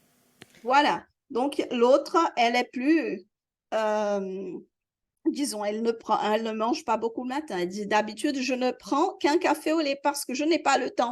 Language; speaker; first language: French; non-native, fluent; Portuguese